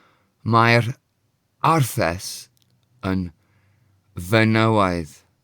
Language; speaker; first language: Welsh; non-native, fluent; English